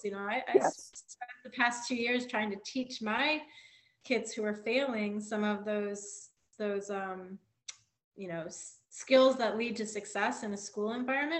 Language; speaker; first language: English; native; English